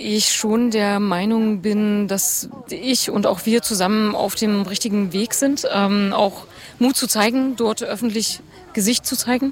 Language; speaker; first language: German; native; German